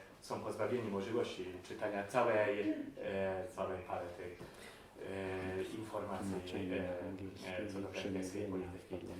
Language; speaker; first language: Polish; non-native, fluent; Hungarian